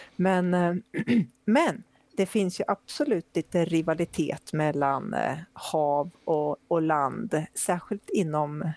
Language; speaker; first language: Swedish; native; Swedish